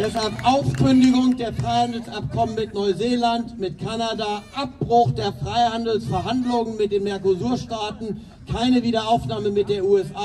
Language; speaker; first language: German; native; German